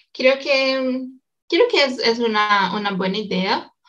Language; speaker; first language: Spanish; non-native, learner; Portuguese